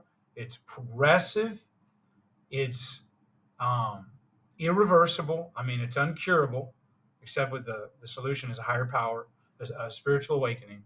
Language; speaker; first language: English; native; English